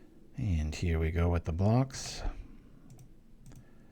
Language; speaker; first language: English; native; English